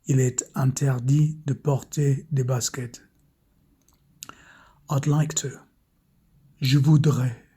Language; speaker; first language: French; non-native, fluent; English